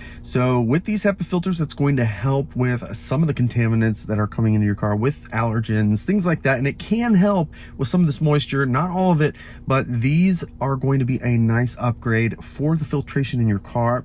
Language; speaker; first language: English; native; English